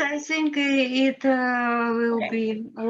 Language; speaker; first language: English; non-native, learner; Russian